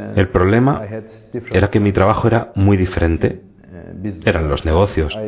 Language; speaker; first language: Spanish; non-native, fluent; Turkish